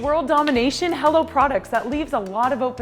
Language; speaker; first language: English; native; English